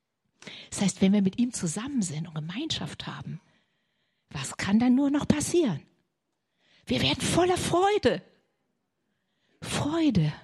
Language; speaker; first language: German; native; German